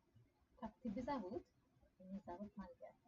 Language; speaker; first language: Russian; non-native, learner; English